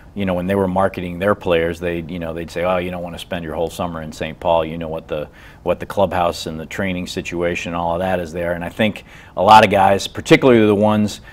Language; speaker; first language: English; native; English